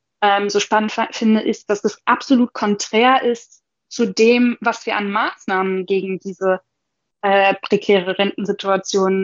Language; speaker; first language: German; native; German